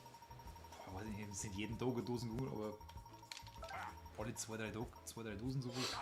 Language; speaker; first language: German; native; German